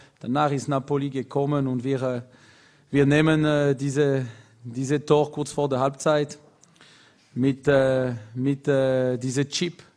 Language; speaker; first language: German; non-native, local second language; French